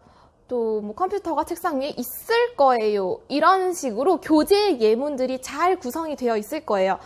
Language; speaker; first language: Korean; native; Korean